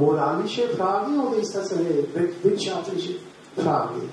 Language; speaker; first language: German; non-native, learner; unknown